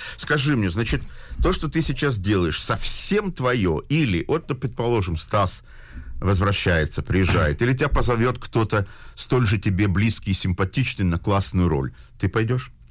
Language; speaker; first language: Russian; native; Russian